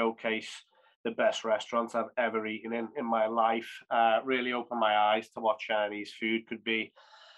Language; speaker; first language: English; native; English